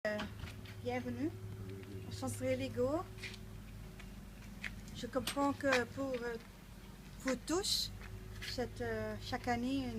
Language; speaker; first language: French; non-native, local second language; Dutch